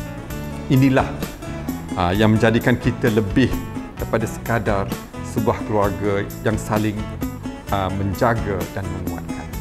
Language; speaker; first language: Malay; native; Malay